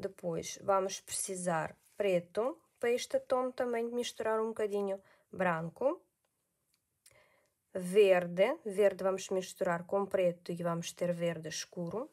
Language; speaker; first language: Portuguese; non-native, learner; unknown